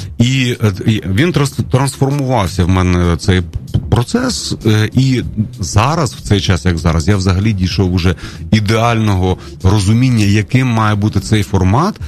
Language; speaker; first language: Ukrainian; non-native, local second language; Russian